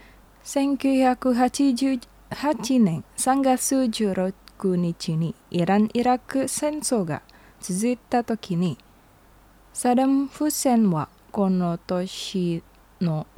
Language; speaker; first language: Japanese; non-native, learner; Indonesian